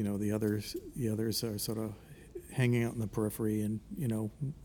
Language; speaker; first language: English; native; English